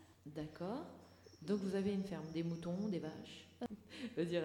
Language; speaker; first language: French; native; French